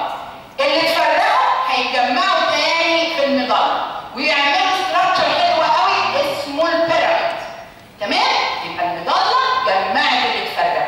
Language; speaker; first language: Arabic; native; Arabic